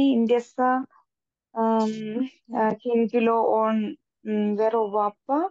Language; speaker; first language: Finnish; non-native, learner; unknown